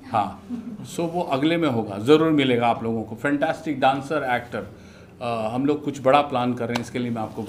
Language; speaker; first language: Hindi; native; Hindi